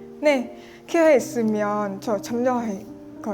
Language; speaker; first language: Korean; non-native, learner; Vietnamese